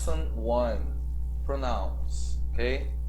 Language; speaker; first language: English; non-native, fluent; Portuguese